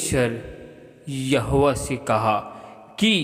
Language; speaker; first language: Hindi; native; Hindi